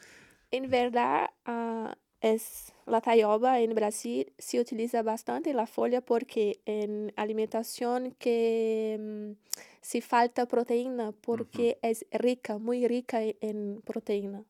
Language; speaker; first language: Spanish; non-native, learner; Portuguese